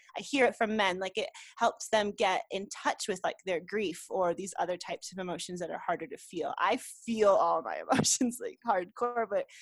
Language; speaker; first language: English; native; English